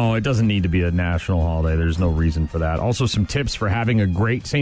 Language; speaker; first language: English; native; English